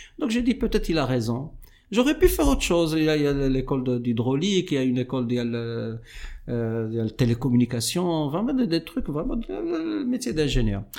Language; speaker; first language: French; non-native, local second language; Arabic